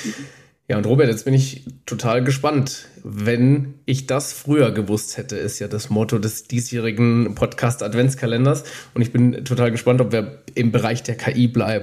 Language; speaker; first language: German; native; German